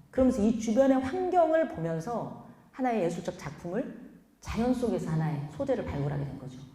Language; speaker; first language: Korean; native; Korean